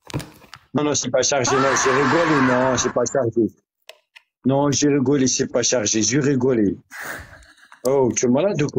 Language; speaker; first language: French; non-native, learner; Arabic